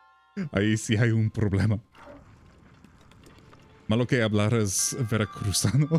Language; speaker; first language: Spanish; non-native, fluent; English